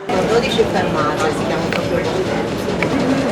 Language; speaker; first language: Italian; native; Italian